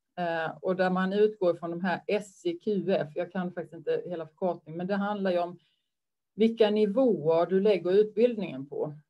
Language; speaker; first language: Swedish; native; Swedish